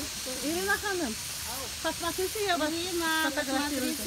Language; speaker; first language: Russian; non-native, fluent; Azerbaijani